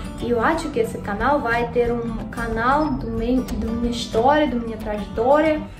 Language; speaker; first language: Portuguese; non-native, learner; Russian